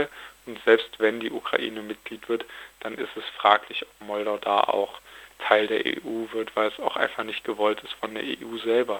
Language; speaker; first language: German; native; German